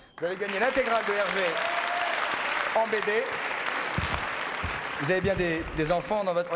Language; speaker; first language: French; native; French